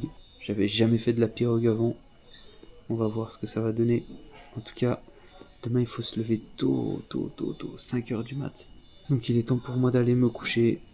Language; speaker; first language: French; native; French